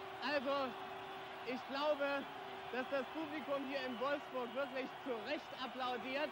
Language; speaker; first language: German; native; German